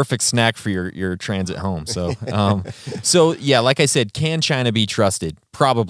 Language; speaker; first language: English; native; English